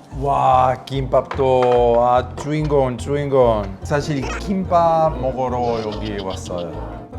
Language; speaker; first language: Korean; non-native, learner; Italian